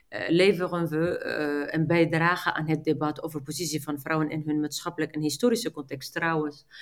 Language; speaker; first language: Dutch; non-native, fluent; Arabic